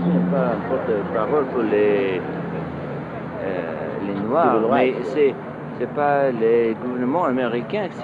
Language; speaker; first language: French; non-native, fluent; English